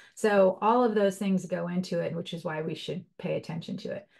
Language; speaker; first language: English; native; English